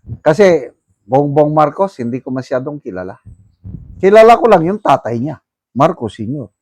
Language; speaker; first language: Filipino; non-native, local second language; Iloko